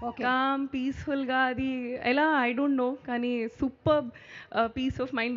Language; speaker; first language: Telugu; non-native, learner; Hindi